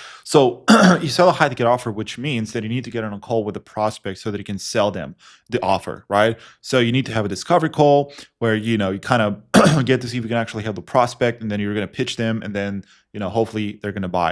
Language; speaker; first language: English; non-native, fluent; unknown